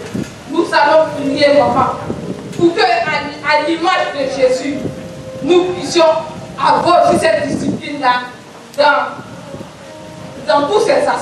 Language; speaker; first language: French; non-native, local second language; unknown